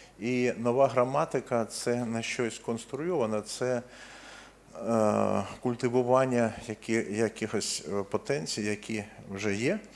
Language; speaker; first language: Ukrainian; non-native, local second language; Russian